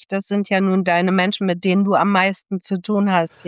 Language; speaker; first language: German; native; German